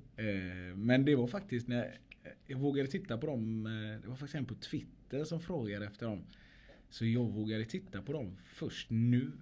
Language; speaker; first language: Swedish; native; Swedish